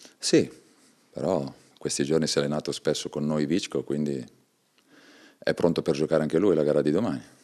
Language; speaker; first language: Italian; native; Italian